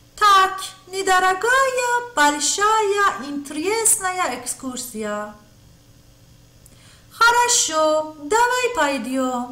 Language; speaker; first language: Russian; non-native, fluent; Persian